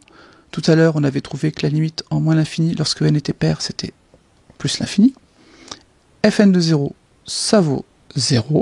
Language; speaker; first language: French; native; French